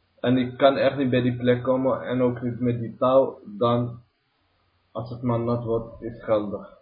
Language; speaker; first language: Dutch; early bilingual, other home language; Arabic